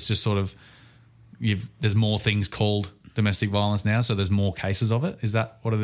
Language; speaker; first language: English; native; English